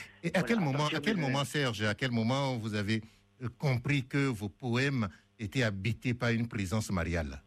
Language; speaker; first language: French; native; French